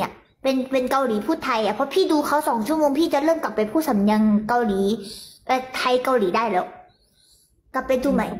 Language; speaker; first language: Thai; early bilingual, other home language; Korean